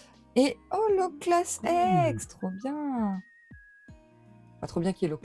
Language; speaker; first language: French; native; French